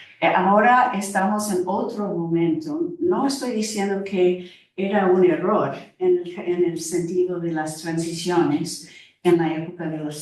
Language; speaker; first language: Spanish; non-native, fluent; English